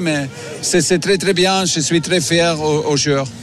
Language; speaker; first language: French; non-native, learner; German